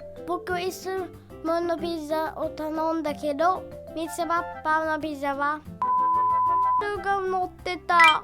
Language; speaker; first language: Japanese; early bilingual, heritage; Japanese